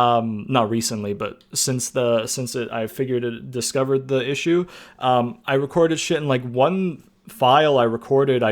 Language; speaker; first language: English; native; English